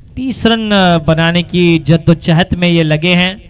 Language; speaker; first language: Hindi; non-native, local second language; Marathi